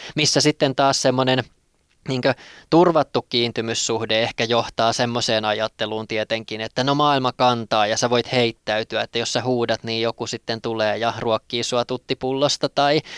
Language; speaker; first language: Finnish; native; Finnish